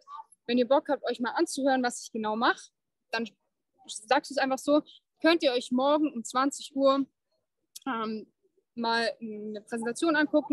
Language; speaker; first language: German; native; German